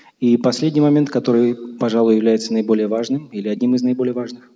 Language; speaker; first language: Russian; native; Russian